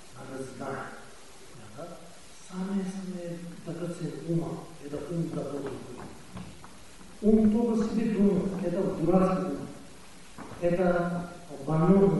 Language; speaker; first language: Russian; non-native, learner; Tibetan